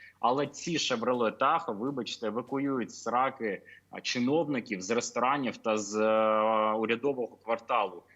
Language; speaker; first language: Ukrainian; native; Ukrainian